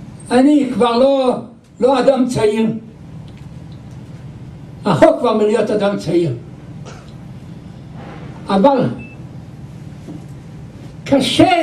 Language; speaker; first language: Hebrew; non-native, local second language; Yiddish